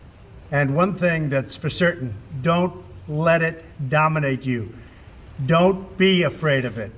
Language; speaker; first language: English; native; English